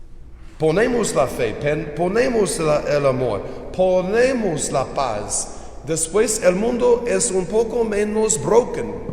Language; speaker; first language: Spanish; non-native, learner; English